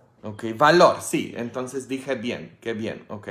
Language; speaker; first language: Spanish; non-native, fluent; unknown